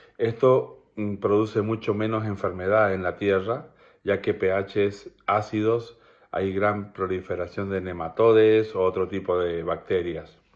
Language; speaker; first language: Spanish; native; Spanish